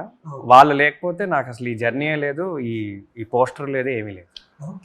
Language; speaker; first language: Telugu; native; Telugu